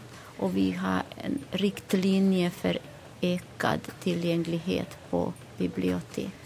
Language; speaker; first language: Swedish; non-native, fluent; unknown